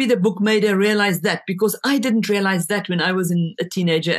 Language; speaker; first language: English; non-native, local second language; Afrikaans